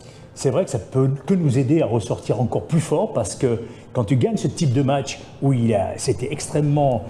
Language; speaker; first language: French; native; French